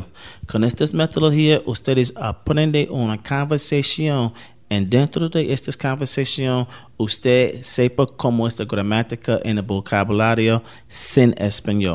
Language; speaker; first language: Spanish; non-native, learner; English